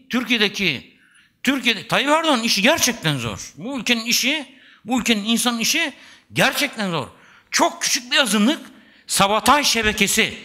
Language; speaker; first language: Turkish; native; Turkish